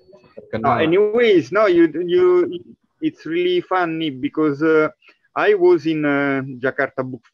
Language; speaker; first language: English; non-native, fluent; Italian